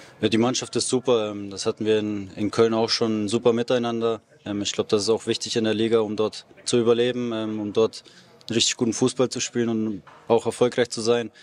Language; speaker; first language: German; native; German